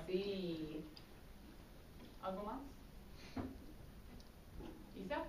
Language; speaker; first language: Spanish; non-native, fluent; English